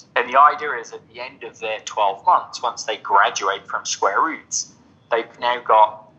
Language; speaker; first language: English; native; English